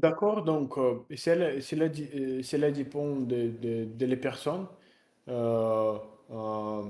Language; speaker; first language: French; non-native, learner; Russian